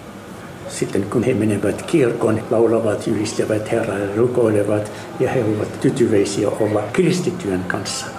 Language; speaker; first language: Finnish; non-native, learner; Arabic